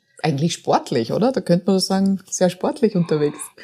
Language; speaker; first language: German; native; German